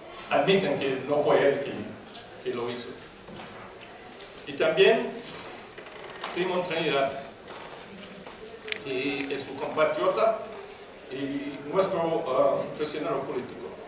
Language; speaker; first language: Spanish; non-native, fluent; English